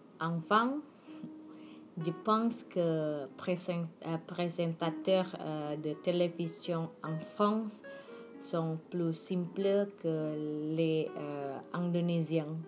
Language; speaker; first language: French; non-native, learner; Indonesian